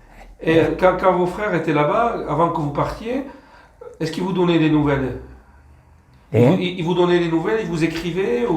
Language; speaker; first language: French; native; French